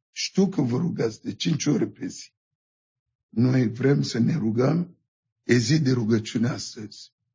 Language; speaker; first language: Romanian; non-native, fluent; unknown